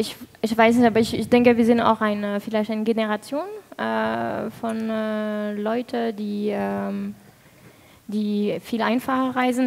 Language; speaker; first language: German; non-native, fluent; French